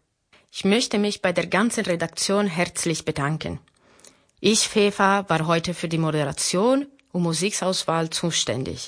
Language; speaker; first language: German; non-native, fluent; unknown